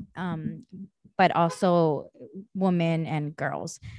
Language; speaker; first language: English; early bilingual, other home language; Spanish